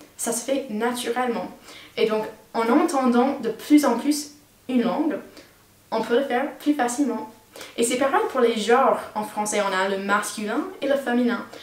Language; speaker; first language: French; non-native, fluent; English